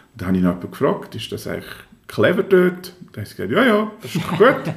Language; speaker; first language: German; native; German